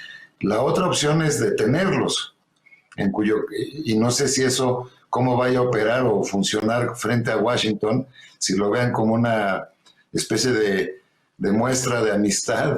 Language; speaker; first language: Spanish; native; Spanish